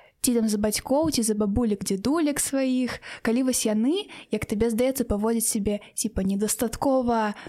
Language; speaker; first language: Belarusian; non-native, local second language; Russian